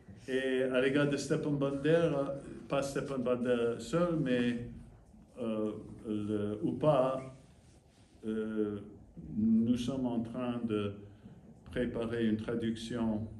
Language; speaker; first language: French; non-native, fluent; English